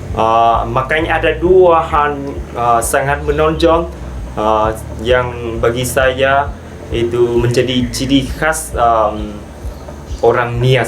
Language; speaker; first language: Indonesian; non-native, fluent; Vietnamese